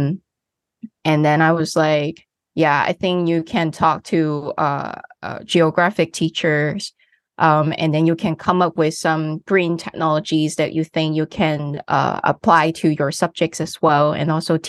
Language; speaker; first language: English; non-native, local second language; Cantonese